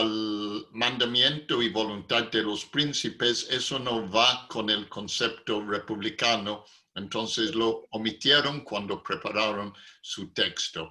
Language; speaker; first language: Spanish; non-native, fluent; English